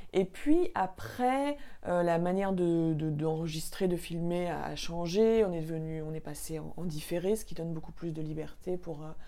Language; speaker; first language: French; native; French